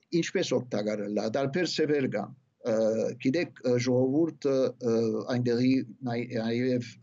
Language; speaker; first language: Armenian; early bilingual, heritage; Armenian